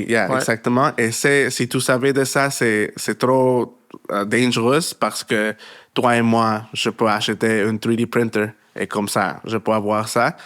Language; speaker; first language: French; non-native, learner; Spanish